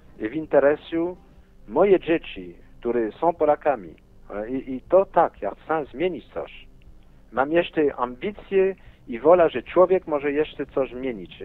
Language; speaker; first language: Polish; non-native, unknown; French